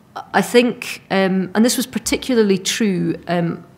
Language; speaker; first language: English; native; English